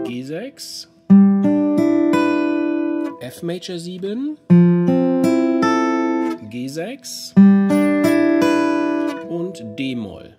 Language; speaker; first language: German; native; German